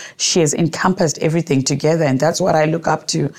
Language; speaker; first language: English; non-native, local second language; Shona